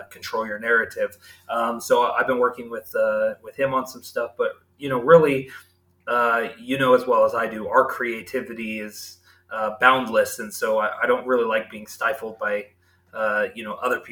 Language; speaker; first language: English; native; English